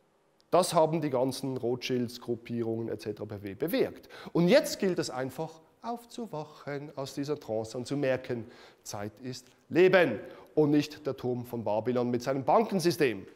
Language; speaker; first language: German; native; German